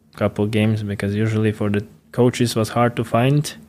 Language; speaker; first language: English; non-native, fluent; Latvian